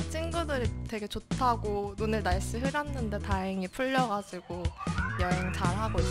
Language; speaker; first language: Korean; native; Korean